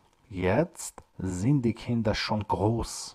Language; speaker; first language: German; non-native, fluent; Persian